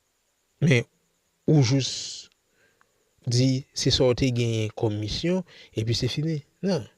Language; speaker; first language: French; non-native, local second language; Haitian Creole